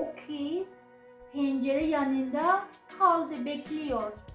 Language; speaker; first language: Turkish; non-native, learner; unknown